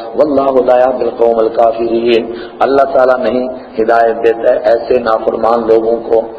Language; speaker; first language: Urdu; non-native, local second language; Gujari